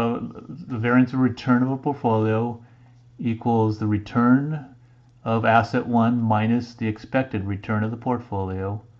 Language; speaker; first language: English; native; English